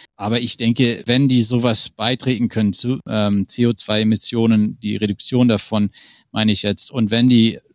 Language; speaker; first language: German; non-native, fluent; English